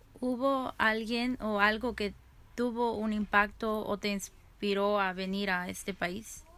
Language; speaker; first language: Spanish; early bilingual, heritage; Spanish